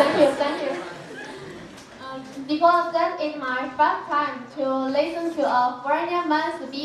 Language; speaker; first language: English; non-native, learner; Chinese